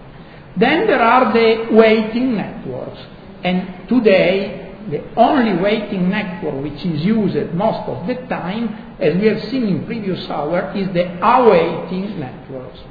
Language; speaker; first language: English; non-native, fluent; Italian